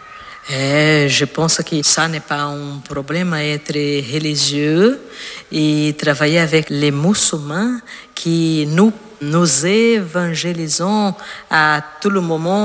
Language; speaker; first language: French; non-native, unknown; Portuguese